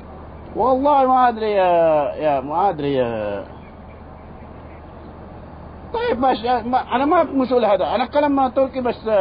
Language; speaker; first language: Arabic; non-native, learner; Filipino